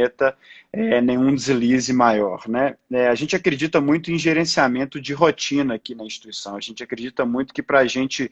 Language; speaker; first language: Portuguese; native; Portuguese